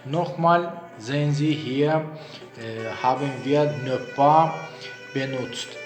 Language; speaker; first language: German; non-native, learner; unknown